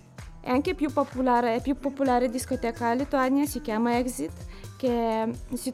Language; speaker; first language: Italian; non-native, learner; Lithuanian